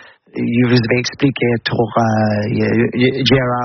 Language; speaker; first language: French; non-native, learner; English